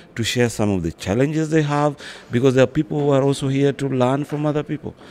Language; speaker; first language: English; non-native, local second language; Luo (Kenya and Tanzania)